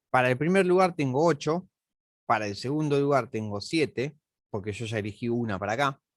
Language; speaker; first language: Spanish; native; Spanish